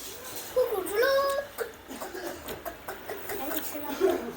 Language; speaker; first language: Chinese; native; Chinese